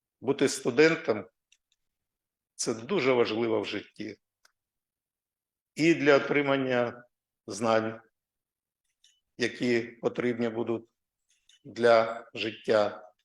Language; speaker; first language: Ukrainian; non-native, local second language; Russian